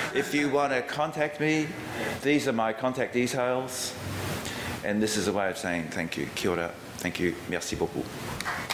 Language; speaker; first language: English; native; English